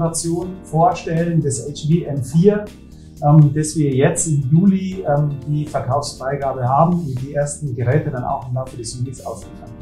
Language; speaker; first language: German; native; German